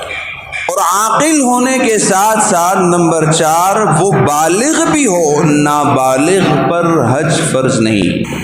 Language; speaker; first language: Urdu; native; Urdu